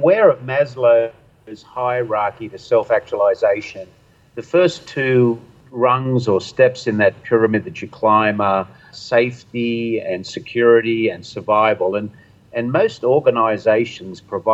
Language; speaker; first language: English; native; English